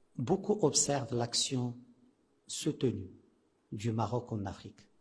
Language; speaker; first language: French; non-native, local second language; Arabic